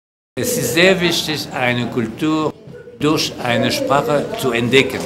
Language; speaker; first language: German; non-native, fluent; French